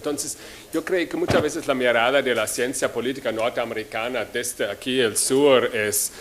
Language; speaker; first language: Spanish; non-native, fluent; German